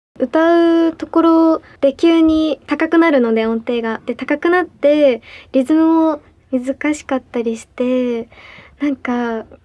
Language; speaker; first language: Japanese; native; Japanese